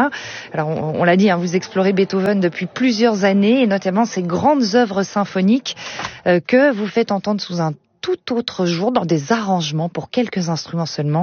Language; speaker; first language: French; native; French